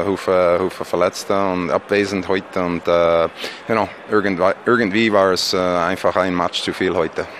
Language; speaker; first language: German; non-native, fluent; English